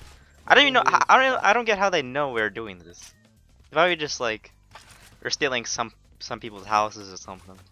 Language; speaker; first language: English; non-native, fluent; Swedish